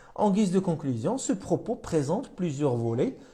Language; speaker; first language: French; non-native, local second language; Arabic